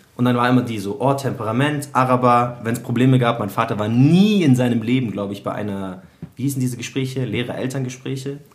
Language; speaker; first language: German; early bilingual, other home language; Arabic